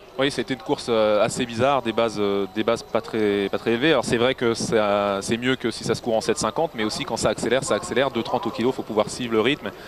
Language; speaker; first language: French; native; French